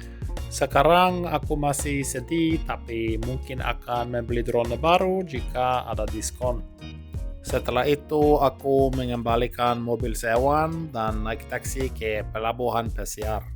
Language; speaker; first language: Indonesian; non-native, fluent; Norwegian